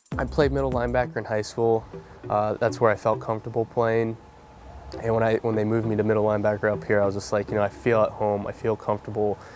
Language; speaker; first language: English; native; English